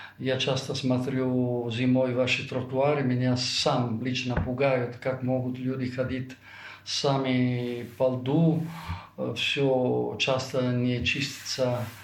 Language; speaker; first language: Russian; non-native, fluent; Italian